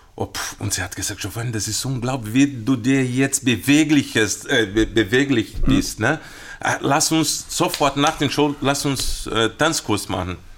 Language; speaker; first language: German; non-native, fluent; Portuguese